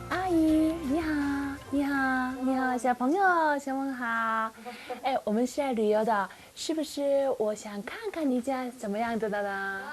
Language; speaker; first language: Chinese; non-native, learner; Korean